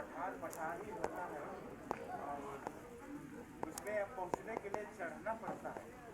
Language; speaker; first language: Hindi; native; Hindi